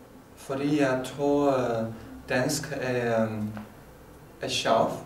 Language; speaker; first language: Danish; non-native, learner; Chinese